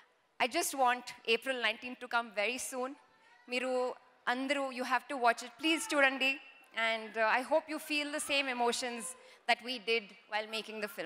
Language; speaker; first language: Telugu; non-native, learner; Kannada